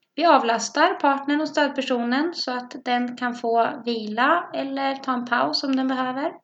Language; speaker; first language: Swedish; native; Swedish